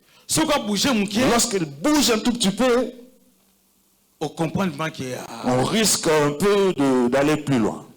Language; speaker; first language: French; non-native, local second language; Lingala